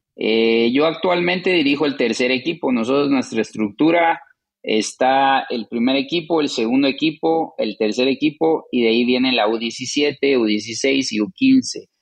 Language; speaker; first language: Spanish; native; Spanish